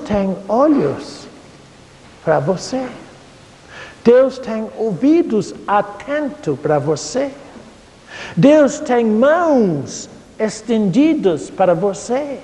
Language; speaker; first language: Portuguese; non-native, fluent; English